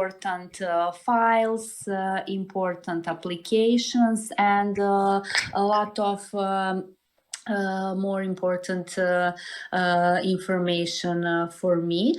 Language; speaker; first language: English; non-native, learner; Serbian